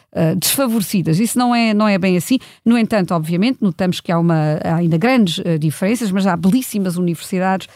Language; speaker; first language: Portuguese; non-native, fluent; German